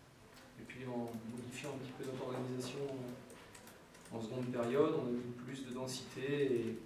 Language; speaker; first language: French; native; French